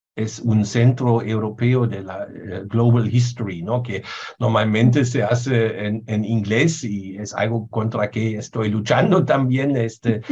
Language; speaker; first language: Spanish; non-native, fluent; German